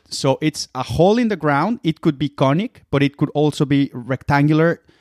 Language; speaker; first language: English; non-native, fluent; Spanish